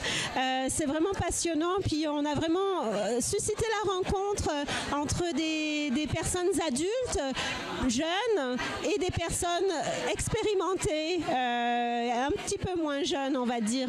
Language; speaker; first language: French; native; French